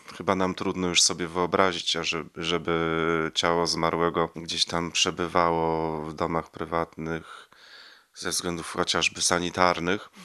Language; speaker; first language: Polish; native; Polish